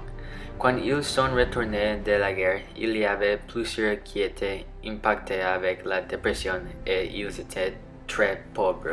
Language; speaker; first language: French; non-native, learner; English